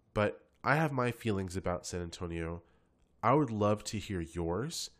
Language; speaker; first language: English; native; English